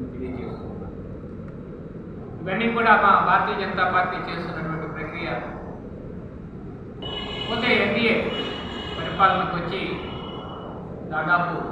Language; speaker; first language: Telugu; native; Telugu